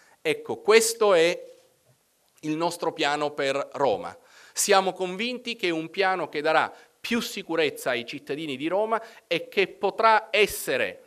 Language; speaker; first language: Italian; native; Italian